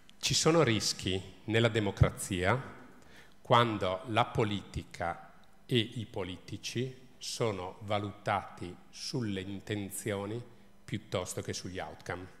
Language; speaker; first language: Italian; native; Italian